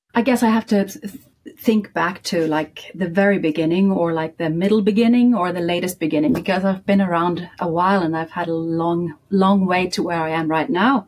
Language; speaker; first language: English; non-native, fluent; Icelandic